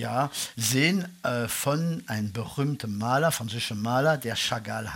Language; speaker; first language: German; non-native, fluent; French